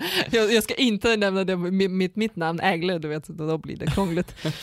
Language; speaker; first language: Swedish; non-native, fluent; Lithuanian